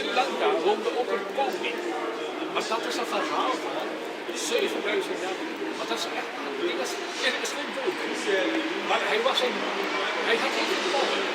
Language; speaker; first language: Dutch; non-native, fluent; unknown